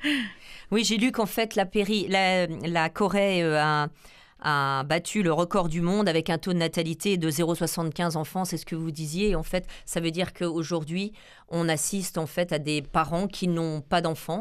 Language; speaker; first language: French; native; French